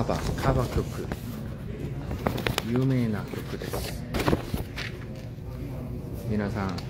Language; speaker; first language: Japanese; non-native, learner; Korean